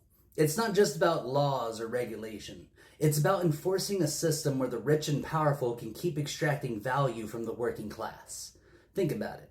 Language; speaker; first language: English; native; English